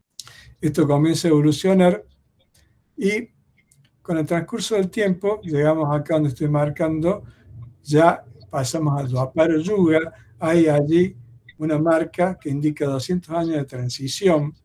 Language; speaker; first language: Spanish; native; Spanish